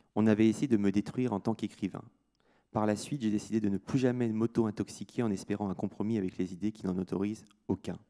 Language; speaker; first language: French; native; French